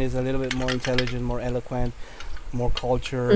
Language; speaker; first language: English; non-native, fluent; Spanish